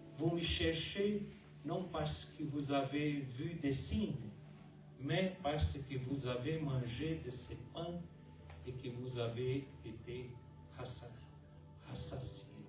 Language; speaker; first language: French; non-native, fluent; German